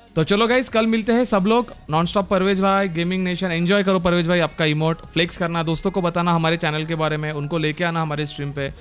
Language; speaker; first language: Hindi; non-native, local second language; Marathi